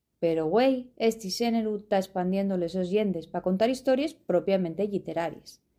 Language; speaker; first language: Asturian; non-native, local second language; Spanish